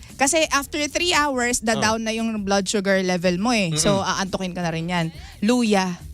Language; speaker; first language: Filipino; native; Filipino